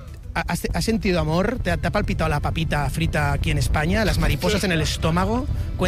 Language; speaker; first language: Spanish; native; Spanish